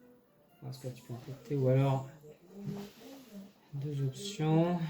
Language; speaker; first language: French; native; French